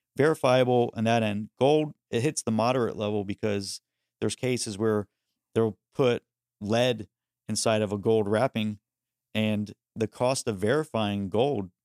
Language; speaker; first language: English; early bilingual, other home language; Spanish